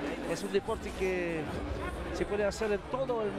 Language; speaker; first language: Spanish; non-native, learner; French